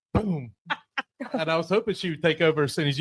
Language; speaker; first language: English; native; English